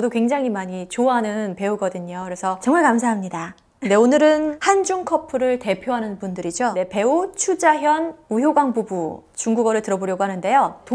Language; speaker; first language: Korean; native; Korean